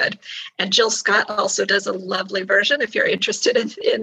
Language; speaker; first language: English; native; English